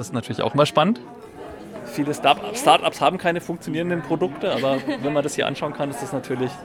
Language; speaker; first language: German; native; German